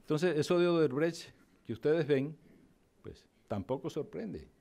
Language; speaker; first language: Spanish; native; Spanish